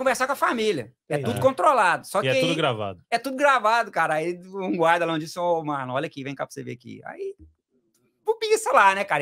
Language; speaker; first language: Portuguese; native; Portuguese